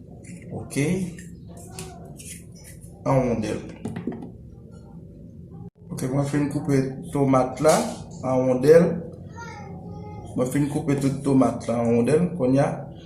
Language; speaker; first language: French; non-native, local second language; Haitian Creole